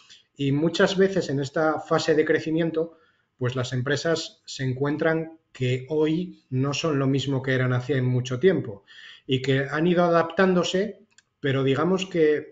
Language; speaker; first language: Spanish; native; Spanish